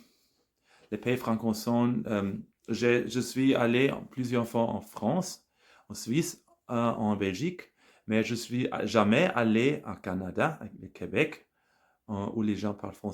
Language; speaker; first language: French; non-native, learner; German